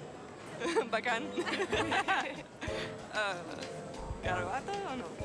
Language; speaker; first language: Spanish; non-native, learner; English